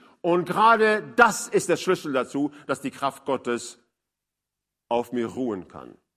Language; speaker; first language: German; non-native, fluent; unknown